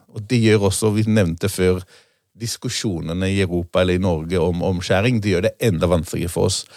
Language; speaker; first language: Norwegian; non-native, fluent; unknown